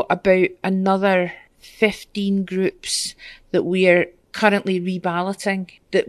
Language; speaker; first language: English; native; English